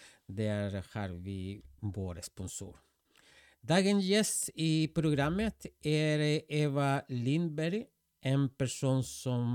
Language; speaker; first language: Swedish; non-native, fluent; Spanish